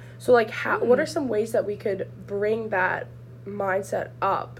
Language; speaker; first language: English; native; English